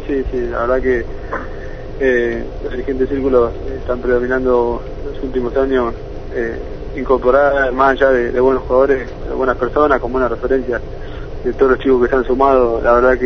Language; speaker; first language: Spanish; native; Spanish